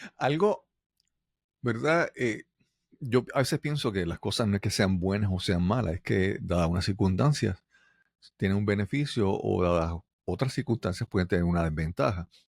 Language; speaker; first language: Spanish; native; Spanish